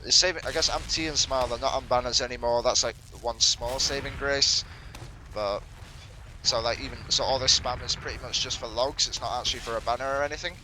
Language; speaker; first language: English; native; English